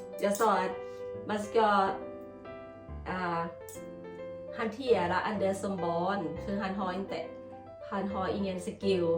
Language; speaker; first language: Swedish; non-native, learner; Thai